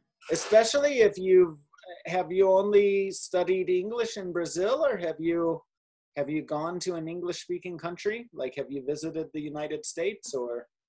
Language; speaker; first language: English; native; English